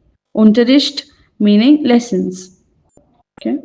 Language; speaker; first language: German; non-native, fluent; Hindi